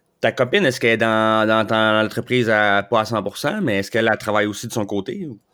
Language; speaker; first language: French; native; French